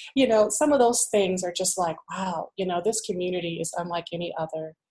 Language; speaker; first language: English; native; English